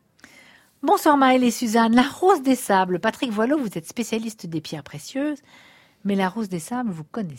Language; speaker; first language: French; native; French